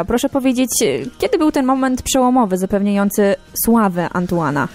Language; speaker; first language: Polish; native; Polish